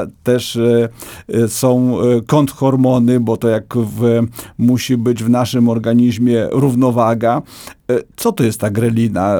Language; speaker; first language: Polish; native; Polish